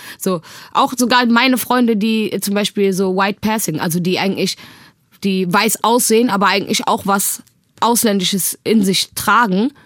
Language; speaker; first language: German; early bilingual, other home language; Tigrinya